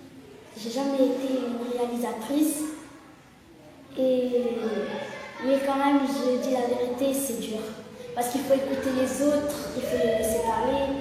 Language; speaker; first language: French; early bilingual, other home language; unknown